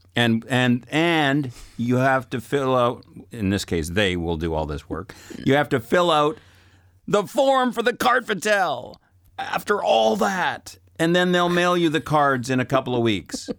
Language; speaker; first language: English; native; English